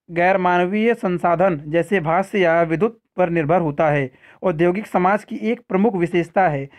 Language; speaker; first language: Hindi; native; Hindi